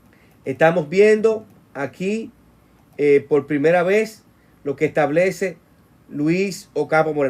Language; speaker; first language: Spanish; native; Spanish